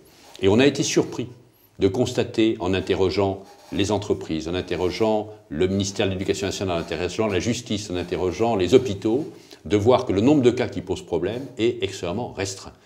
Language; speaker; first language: French; native; French